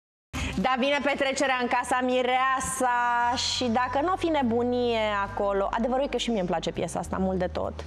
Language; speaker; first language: Romanian; native; Romanian